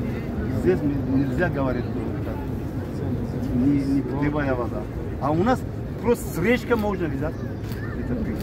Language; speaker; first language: Russian; non-native, learner; Tajik